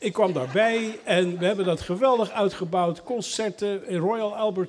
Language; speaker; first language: Dutch; native; Dutch